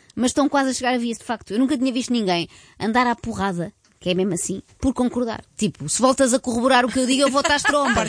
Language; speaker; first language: Portuguese; native; Portuguese